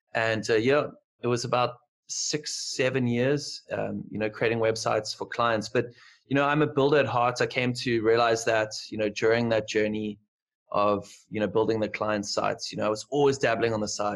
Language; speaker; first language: English; native; English